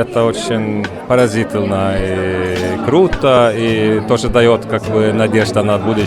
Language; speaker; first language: Russian; non-native, learner; Swedish